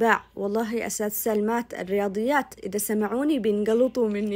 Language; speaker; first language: Arabic; native; Arabic